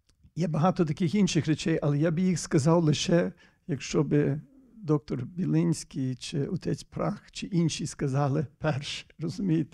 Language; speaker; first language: Ukrainian; early bilingual, heritage; Ukrainian